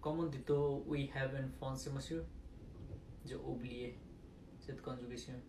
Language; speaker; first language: French; non-native, learner; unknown